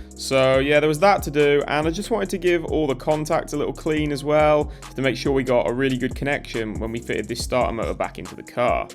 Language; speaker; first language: English; native; English